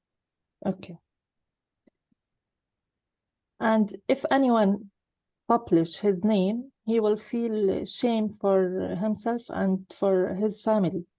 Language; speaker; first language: English; non-native, learner; Arabic